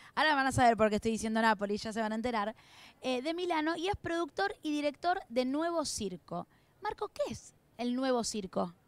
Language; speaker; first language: Spanish; native; Spanish